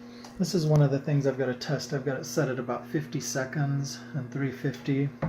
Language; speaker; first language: English; native; English